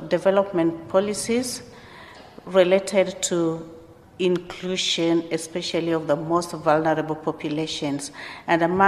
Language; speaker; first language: English; non-native, local second language; Luo (Kenya and Tanzania)